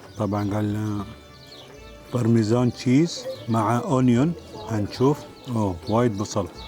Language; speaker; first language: Arabic; native; Arabic